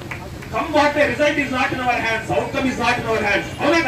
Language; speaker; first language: Telugu; native; Telugu